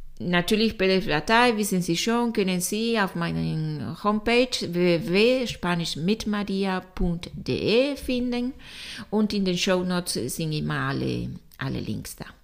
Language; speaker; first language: German; non-native, fluent; Spanish